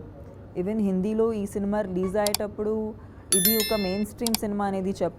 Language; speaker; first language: Telugu; non-native, fluent; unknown